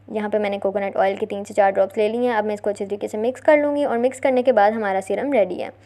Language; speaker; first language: Urdu; native; Urdu